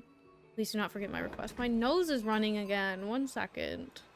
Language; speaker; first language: English; native; English